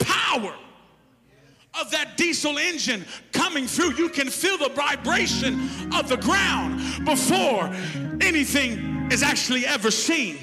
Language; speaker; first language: English; native; English